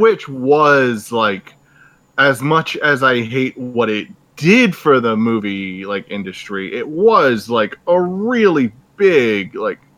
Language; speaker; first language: English; native; English